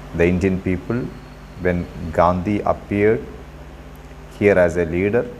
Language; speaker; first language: English; non-native, local second language; Malayalam